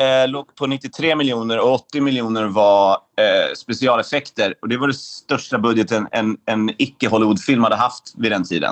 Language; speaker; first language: Swedish; native; Swedish